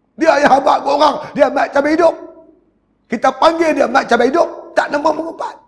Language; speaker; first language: Malay; native; Malay